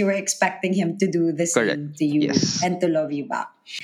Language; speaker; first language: English; non-native, local second language; Filipino